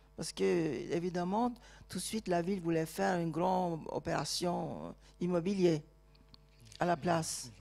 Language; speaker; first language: French; non-native, fluent; Turkish